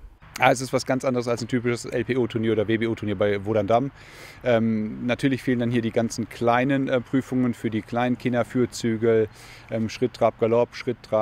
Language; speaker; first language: German; native; German